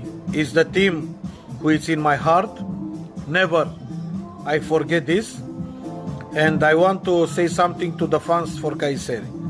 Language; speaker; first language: English; non-native, learner; Romanian